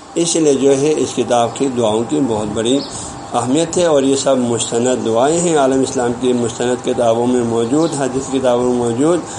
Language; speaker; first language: Urdu; non-native, local second language; Balti